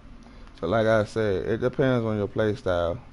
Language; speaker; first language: English; native; English